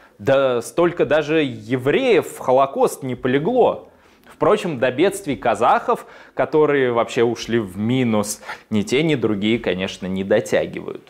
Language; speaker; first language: Russian; native; Russian